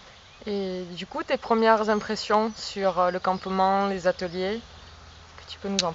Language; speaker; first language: French; native; French